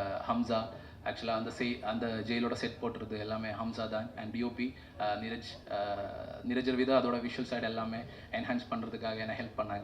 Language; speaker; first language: Tamil; non-native, learner; Malayalam